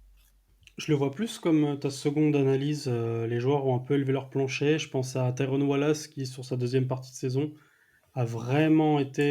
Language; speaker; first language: French; native; French